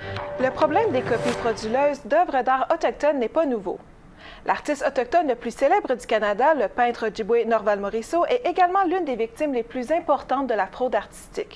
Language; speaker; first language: French; native; French